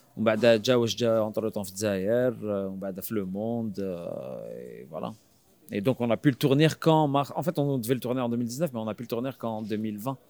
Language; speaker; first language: French; non-native, local second language; Arabic